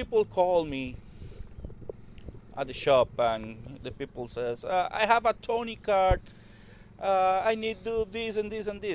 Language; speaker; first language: English; non-native, learner; Spanish